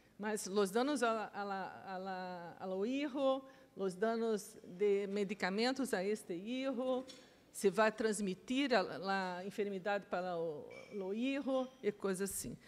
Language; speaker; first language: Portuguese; native; Portuguese